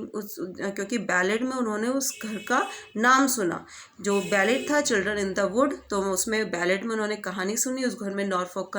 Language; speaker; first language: Hindi; native; Hindi